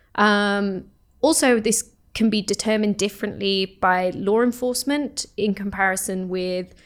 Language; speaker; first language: English; native; English